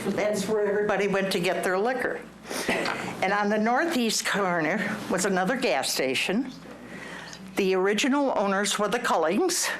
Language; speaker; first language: English; native; English